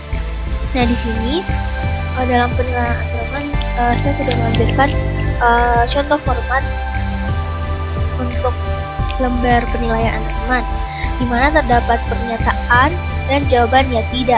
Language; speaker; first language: Indonesian; native; Indonesian